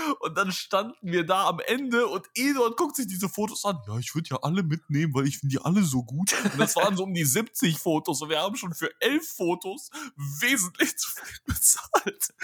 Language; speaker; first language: German; early bilingual, other home language; Russian